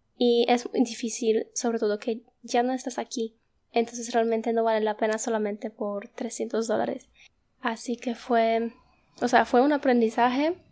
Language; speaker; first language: Spanish; non-native, fluent; Polish